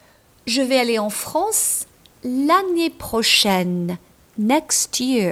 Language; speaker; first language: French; non-native, fluent; English